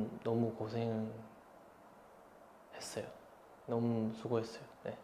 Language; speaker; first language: Korean; non-native, fluent; Chinese